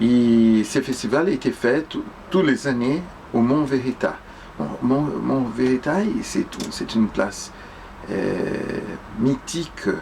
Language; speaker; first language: French; non-native, fluent; Portuguese